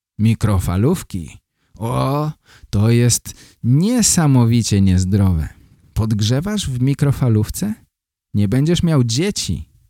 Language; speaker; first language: Polish; native; Polish